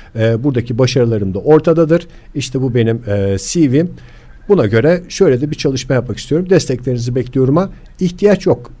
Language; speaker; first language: Turkish; native; Turkish